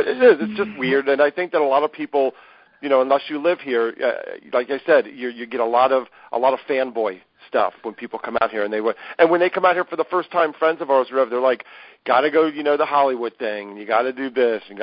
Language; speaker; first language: English; native; English